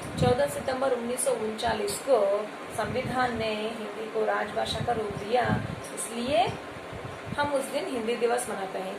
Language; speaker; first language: Hindi; non-native, local second language; Telugu